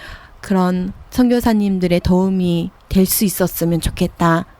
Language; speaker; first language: Korean; early bilingual, heritage; Korean